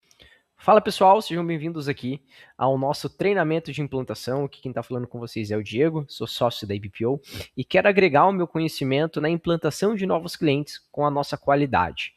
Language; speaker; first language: Portuguese; native; Portuguese